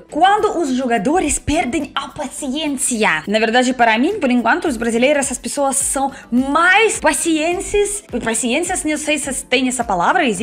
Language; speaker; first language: Portuguese; non-native, learner; Russian